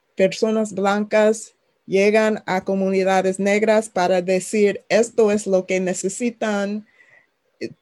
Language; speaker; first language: Spanish; non-native, fluent; English